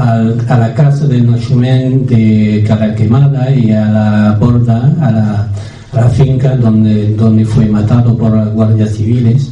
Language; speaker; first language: Spanish; non-native, fluent; French